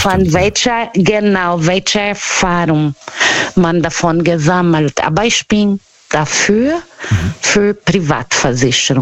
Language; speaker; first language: German; non-native, fluent; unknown